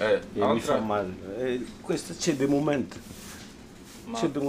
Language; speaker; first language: Italian; non-native, learner; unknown